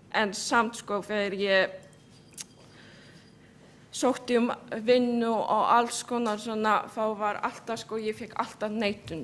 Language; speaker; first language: Icelandic; non-native, fluent; Polish